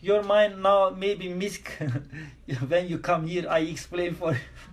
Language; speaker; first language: English; non-native, learner; Turkish